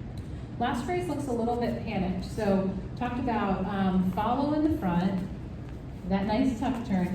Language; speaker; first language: English; native; English